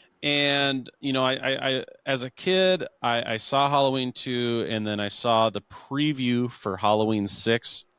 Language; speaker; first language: English; native; English